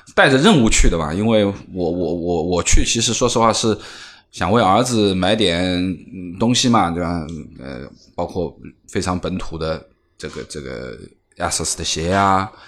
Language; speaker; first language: Chinese; native; Chinese